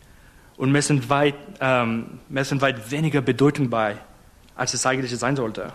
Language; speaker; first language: German; non-native, fluent; English